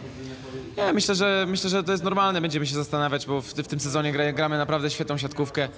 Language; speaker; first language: Polish; native; Polish